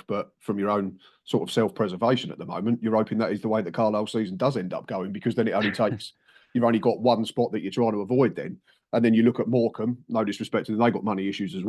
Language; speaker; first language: English; native; English